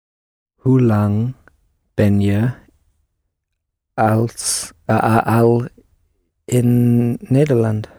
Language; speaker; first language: Dutch; non-native, learner; English